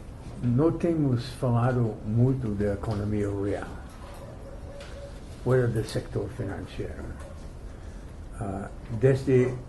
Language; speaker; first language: Portuguese; non-native, fluent; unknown